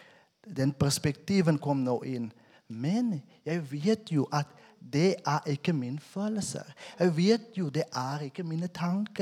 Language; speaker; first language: Norwegian; non-native, fluent; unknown